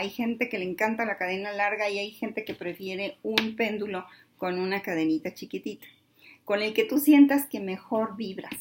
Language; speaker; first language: Spanish; native; Spanish